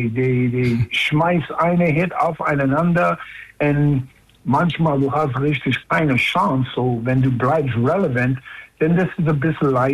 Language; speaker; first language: German; non-native, learner; English